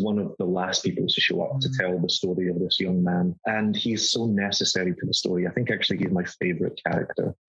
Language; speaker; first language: English; native; English